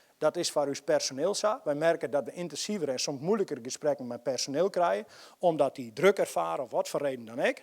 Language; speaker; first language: Dutch; non-native, local second language; Western Frisian